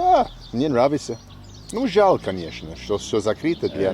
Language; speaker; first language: Russian; non-native, fluent; English